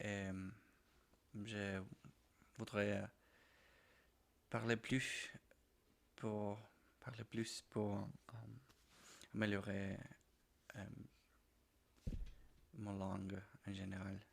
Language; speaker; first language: French; non-native, learner; Spanish